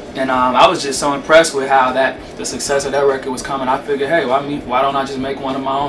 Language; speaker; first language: English; native; English